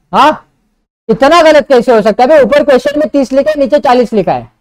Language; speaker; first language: Hindi; non-native, local second language; Marathi